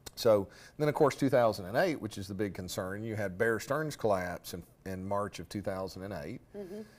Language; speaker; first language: English; native; English